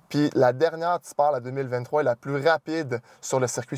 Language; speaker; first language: French; native; French